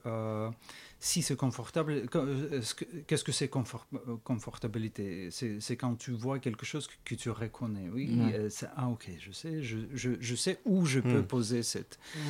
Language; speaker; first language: French; non-native, fluent; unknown